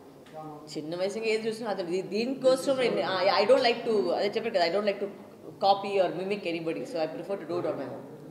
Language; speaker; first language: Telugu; non-native, local second language; Tamil